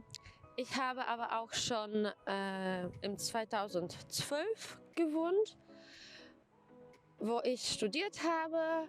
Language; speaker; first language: German; non-native, fluent; Polish